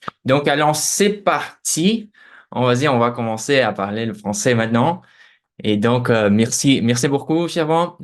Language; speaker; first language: French; non-native, fluent; Portuguese